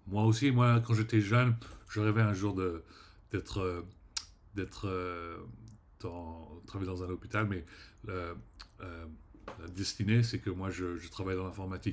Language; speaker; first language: French; early bilingual, heritage; French